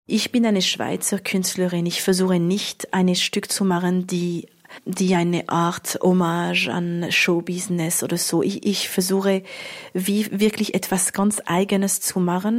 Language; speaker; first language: German; non-native, local second language; French